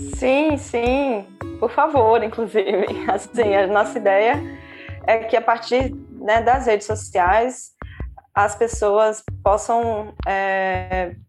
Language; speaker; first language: Portuguese; native; Portuguese